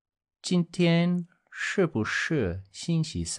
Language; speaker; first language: Chinese; non-native, learner; English